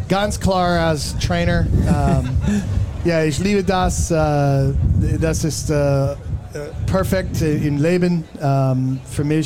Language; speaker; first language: German; non-native, learner; English